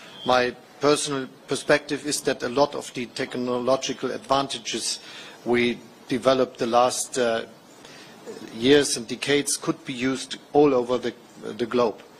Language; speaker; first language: English; non-native, fluent; German